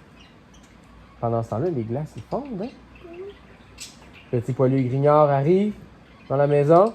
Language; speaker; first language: French; native; French